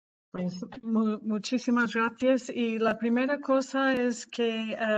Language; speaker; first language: Spanish; non-native, fluent; English